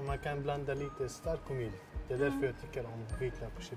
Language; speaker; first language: Swedish; non-native, fluent; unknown